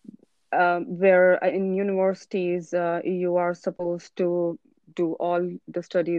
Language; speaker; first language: English; non-native, local second language; Urdu